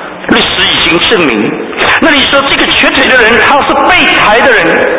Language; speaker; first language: Chinese; native; Chinese